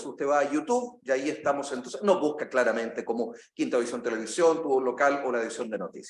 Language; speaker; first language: Spanish; native; Spanish